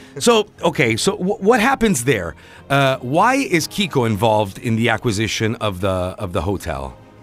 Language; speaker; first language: English; non-native, fluent; Italian